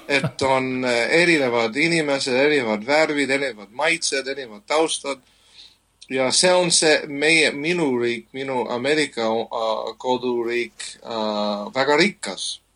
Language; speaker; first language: Estonian; non-native, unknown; English